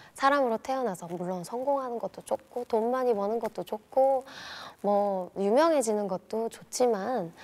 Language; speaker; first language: Korean; native; Korean